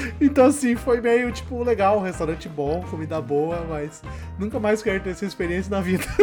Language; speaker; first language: Portuguese; native; Portuguese